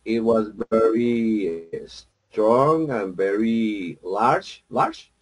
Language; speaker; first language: English; non-native, learner; Spanish